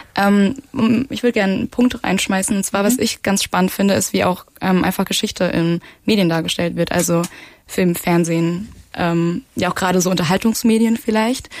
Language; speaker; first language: German; native; German